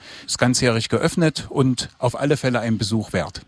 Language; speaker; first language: German; native; German